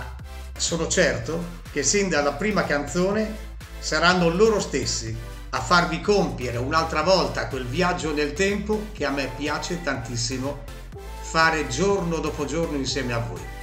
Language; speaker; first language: Italian; native; Italian